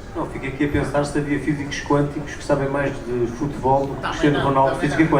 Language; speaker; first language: Portuguese; native; Portuguese